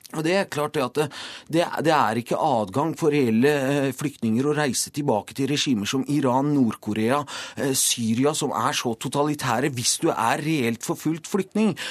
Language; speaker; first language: Norwegian; early bilingual, other home language; Persian